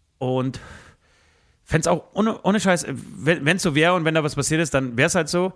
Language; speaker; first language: German; early bilingual, other home language; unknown